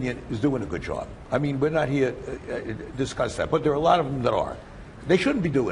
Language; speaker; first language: English; native; English